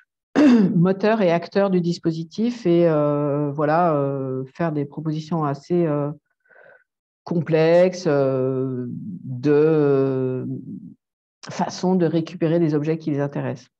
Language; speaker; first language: French; native; French